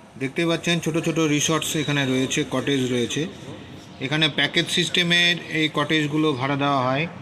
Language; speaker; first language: Bangla; native; Bangla